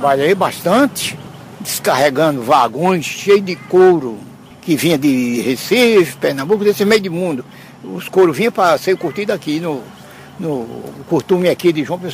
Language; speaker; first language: Portuguese; native; Portuguese